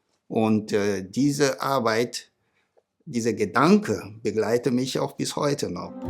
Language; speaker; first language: German; non-native, fluent; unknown